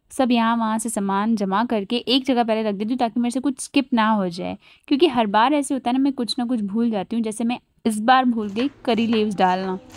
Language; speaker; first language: Hindi; native; Hindi